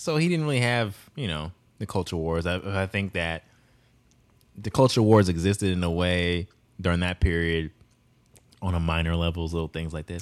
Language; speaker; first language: English; native; English